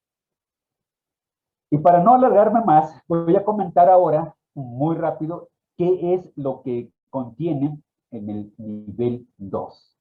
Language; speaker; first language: Spanish; native; Spanish